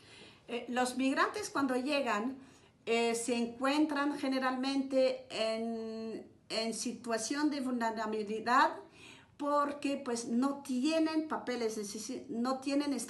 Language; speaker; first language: Spanish; non-native, fluent; French